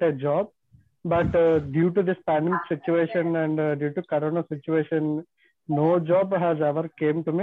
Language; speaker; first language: English; non-native, local second language; Telugu